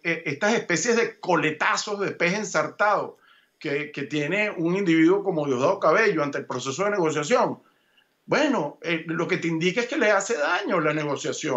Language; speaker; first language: Spanish; native; Spanish